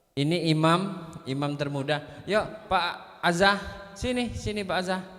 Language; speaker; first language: Indonesian; native; Indonesian